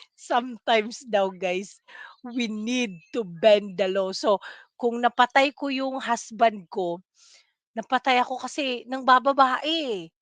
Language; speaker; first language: Filipino; non-native, local second language; Cebuano